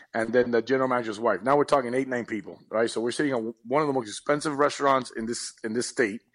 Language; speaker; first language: English; early bilingual, other home language; Spanish